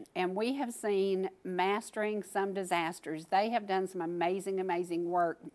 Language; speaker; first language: English; native; English